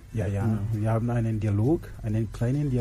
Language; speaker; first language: German; non-native, fluent; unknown